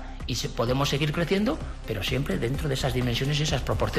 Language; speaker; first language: Spanish; native; Spanish